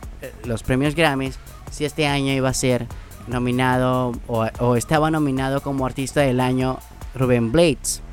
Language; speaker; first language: Spanish; native; Spanish